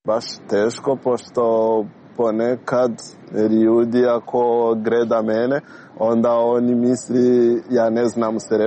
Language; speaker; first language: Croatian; non-native, learner; Rundi